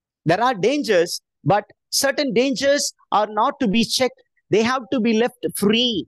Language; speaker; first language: English; non-native, local second language; Tamil